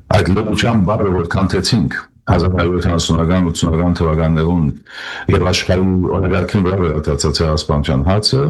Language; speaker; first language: Armenian; early bilingual, heritage; Armenian